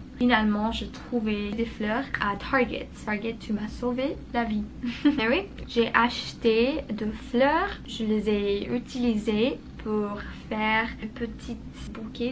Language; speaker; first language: French; non-native, learner; Spanish